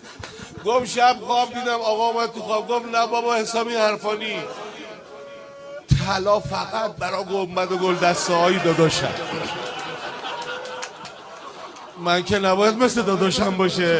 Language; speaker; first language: Persian; native; Persian